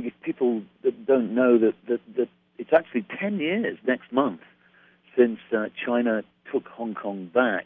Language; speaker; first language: English; native; English